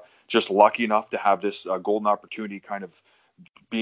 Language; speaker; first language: English; native; English